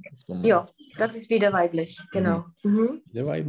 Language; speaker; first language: German; non-native, fluent; Czech